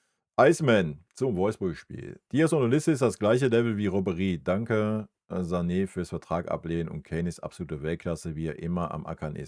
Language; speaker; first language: German; native; German